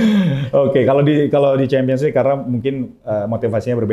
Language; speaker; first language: Indonesian; native; Indonesian